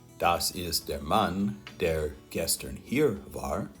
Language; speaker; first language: German; non-native, fluent; English